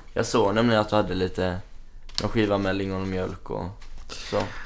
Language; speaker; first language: Swedish; native; Swedish